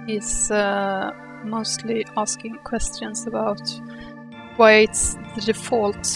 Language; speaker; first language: English; non-native, fluent; Swedish